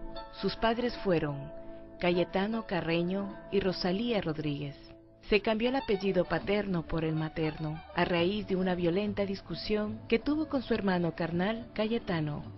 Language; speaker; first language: Spanish; native; Spanish